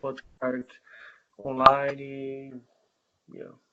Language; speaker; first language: English; non-native, learner; Portuguese